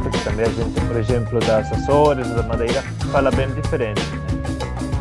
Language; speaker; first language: Portuguese; non-native, fluent; Spanish